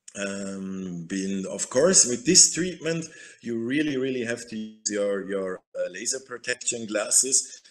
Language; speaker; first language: English; non-native, fluent; German